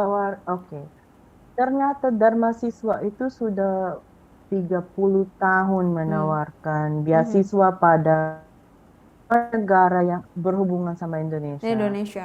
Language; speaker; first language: Indonesian; non-native, fluent; Filipino